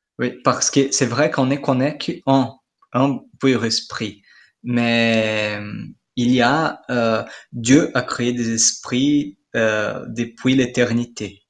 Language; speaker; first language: French; non-native, fluent; Portuguese